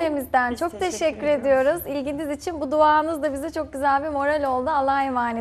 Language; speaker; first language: Turkish; native; Turkish